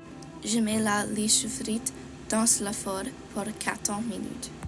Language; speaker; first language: French; non-native, learner; English